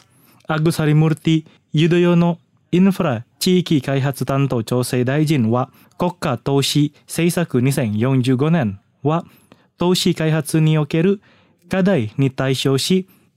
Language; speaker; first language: Japanese; non-native, fluent; Indonesian